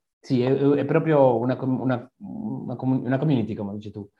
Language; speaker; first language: Italian; non-native, learner; Spanish